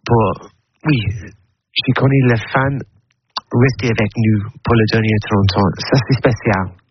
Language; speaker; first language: French; non-native, learner; English